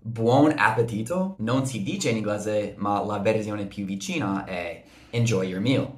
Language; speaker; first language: Italian; non-native, fluent; English